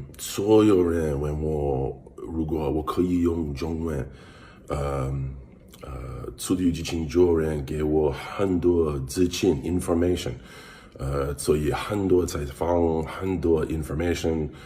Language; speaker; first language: Chinese; non-native, learner; English